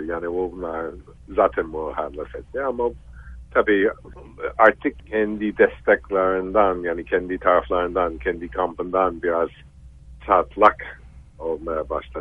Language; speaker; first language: Turkish; non-native, fluent; English